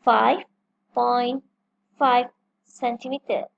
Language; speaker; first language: English; non-native, local second language; Malay